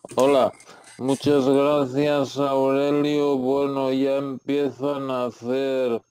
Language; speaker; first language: Spanish; native; Spanish